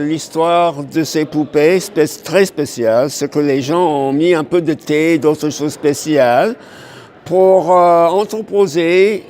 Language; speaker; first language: French; non-native, fluent; English